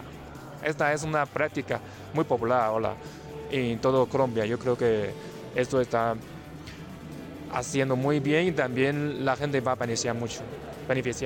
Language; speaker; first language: Spanish; non-native, learner; Chinese